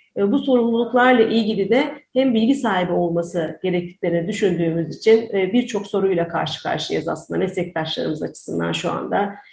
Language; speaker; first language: Turkish; native; Turkish